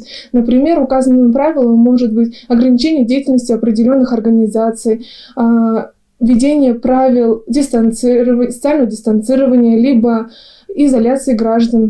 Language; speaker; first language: Russian; native; Russian